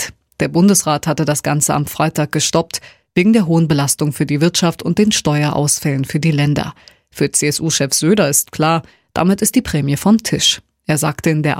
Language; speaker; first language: German; native; German